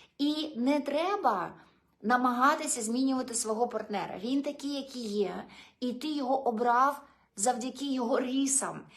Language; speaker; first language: Ukrainian; non-native, local second language; Russian